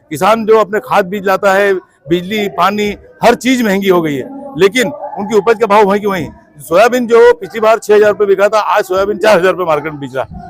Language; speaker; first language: Hindi; native; Hindi